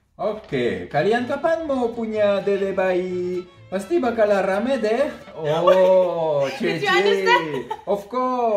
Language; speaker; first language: Indonesian; non-native, fluent; French